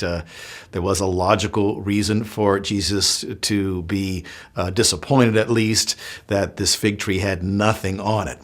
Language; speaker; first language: English; native; English